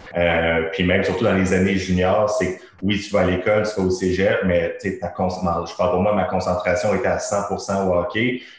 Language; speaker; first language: French; native; French